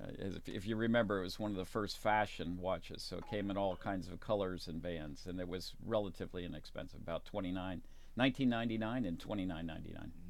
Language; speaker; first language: English; native; English